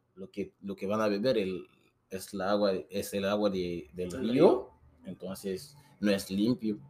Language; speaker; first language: Spanish; non-native, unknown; Susu